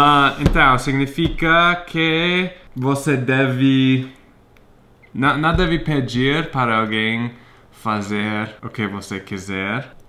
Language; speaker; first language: Portuguese; non-native, fluent; English